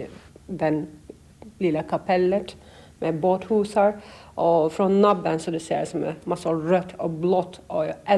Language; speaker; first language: Swedish; non-native, learner; Turkish